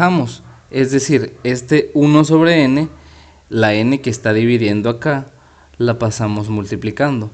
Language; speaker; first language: Spanish; native; Spanish